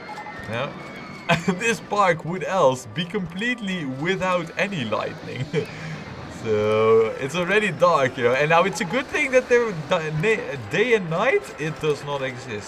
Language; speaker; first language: English; non-native, fluent; Dutch